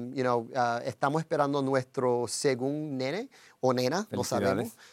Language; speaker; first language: Spanish; early bilingual, heritage; Spanish